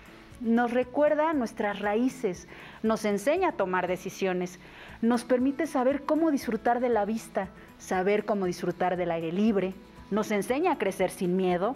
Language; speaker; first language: Spanish; native; Spanish